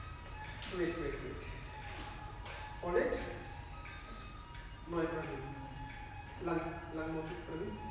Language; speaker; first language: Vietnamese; non-native, learner; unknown